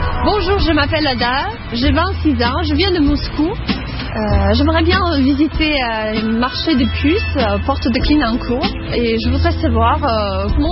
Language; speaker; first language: French; non-native, fluent; Russian